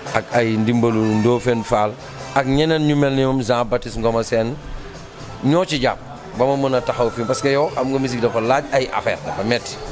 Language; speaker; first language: Wolof; non-native, local second language; Fula